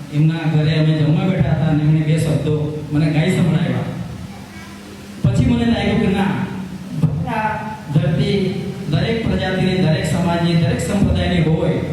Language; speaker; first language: Gujarati; non-native, local second language; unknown